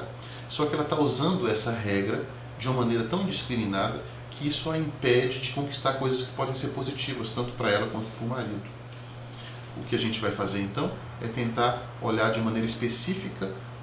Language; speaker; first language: Portuguese; native; Portuguese